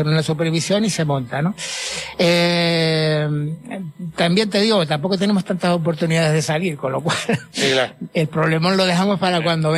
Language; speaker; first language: Spanish; native; Spanish